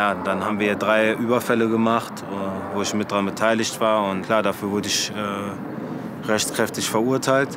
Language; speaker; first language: German; early bilingual, other home language; French